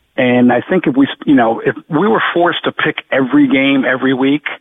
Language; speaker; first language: English; native; English